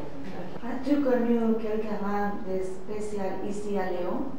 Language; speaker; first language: French; non-native, learner; Spanish